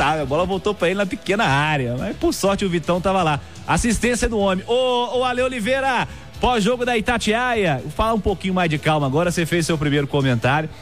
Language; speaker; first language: Portuguese; native; Portuguese